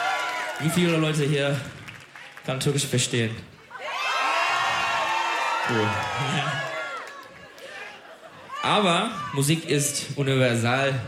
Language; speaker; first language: German; non-native, learner; Turkish